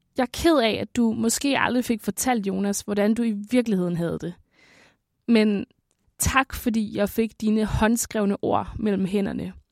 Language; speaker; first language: Danish; native; Danish